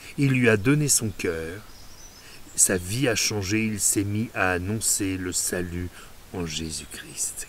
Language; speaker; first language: French; native; French